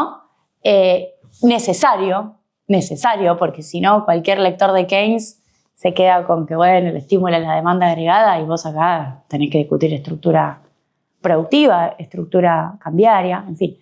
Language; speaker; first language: Spanish; native; Spanish